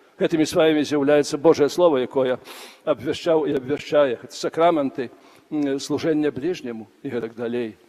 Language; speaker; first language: Belarusian; native; Belarusian